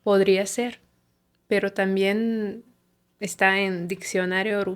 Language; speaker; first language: Spanish; non-native, fluent; Russian